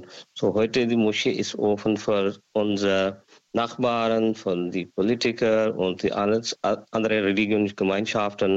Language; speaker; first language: German; non-native, learner; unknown